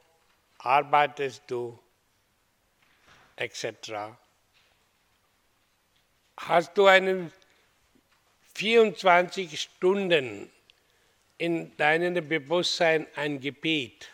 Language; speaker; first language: German; non-native, learner; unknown